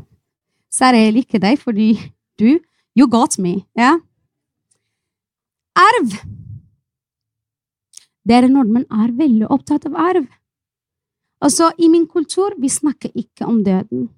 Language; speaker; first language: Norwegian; non-native, fluent; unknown